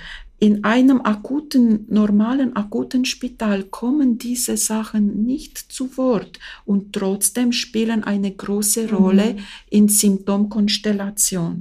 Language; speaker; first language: German; non-native, fluent; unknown